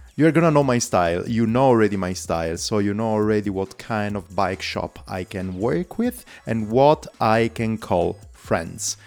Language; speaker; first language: English; non-native, fluent; Italian